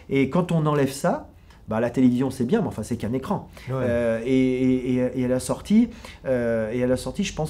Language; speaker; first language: French; native; French